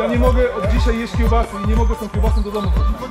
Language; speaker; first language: Polish; native; Polish